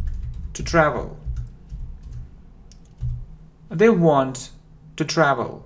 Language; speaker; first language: English; non-native, fluent; Russian